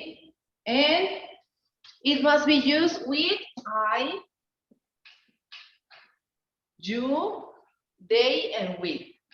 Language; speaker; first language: English; non-native, learner; Spanish